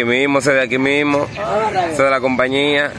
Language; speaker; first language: Spanish; native; Spanish